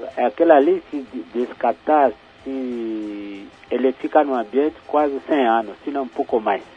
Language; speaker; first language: Portuguese; non-native, fluent; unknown